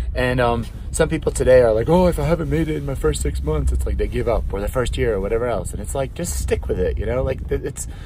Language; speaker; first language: English; non-native, fluent; Swedish